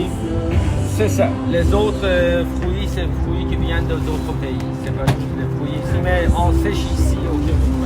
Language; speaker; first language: French; non-native, local second language; Arabic